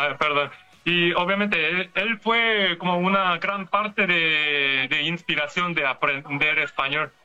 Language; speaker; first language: Spanish; non-native, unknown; Korean